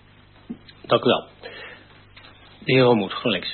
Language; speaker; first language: Dutch; native; Dutch